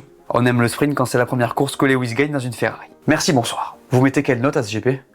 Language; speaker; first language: French; native; French